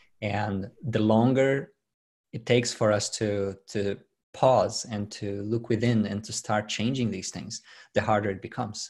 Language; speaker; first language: English; non-native, fluent; Portuguese